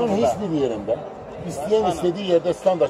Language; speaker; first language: Turkish; native; Turkish